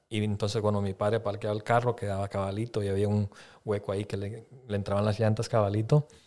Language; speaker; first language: Spanish; early bilingual, heritage; Spanish